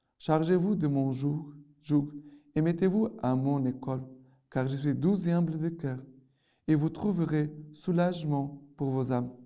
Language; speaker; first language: French; non-native, fluent; Portuguese